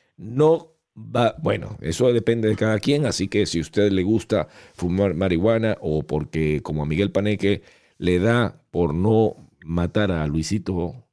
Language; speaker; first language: Spanish; native; Spanish